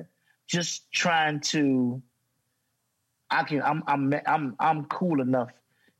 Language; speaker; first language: English; native; English